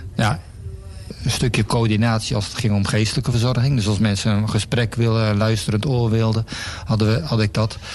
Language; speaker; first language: Dutch; native; Dutch